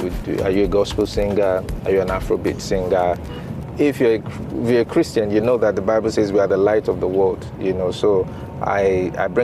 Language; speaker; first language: English; non-native, local second language; Yoruba